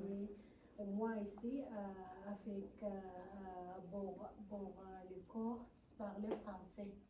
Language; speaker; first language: French; non-native, learner; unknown